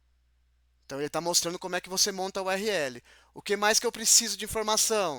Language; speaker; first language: Portuguese; native; Portuguese